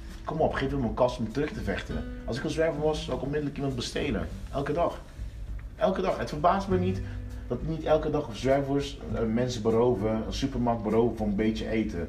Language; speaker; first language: Dutch; non-native, local second language; Papiamento